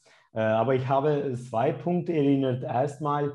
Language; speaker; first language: German; non-native, fluent; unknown